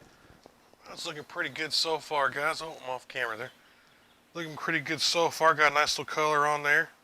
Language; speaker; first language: English; native; English